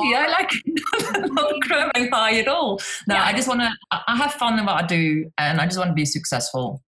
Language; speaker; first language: English; non-native, fluent; Dutch